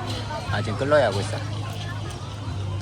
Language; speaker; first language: Korean; native; Korean